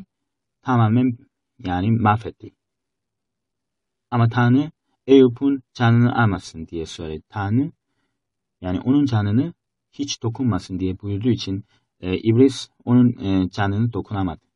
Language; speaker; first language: Turkish; non-native, fluent; Korean